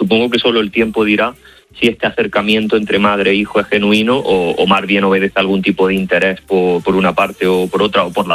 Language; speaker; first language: Spanish; native; Spanish